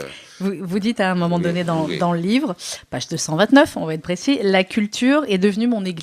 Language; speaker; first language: French; native; French